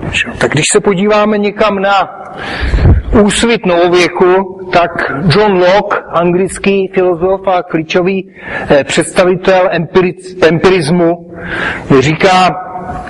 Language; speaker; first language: Czech; native; Czech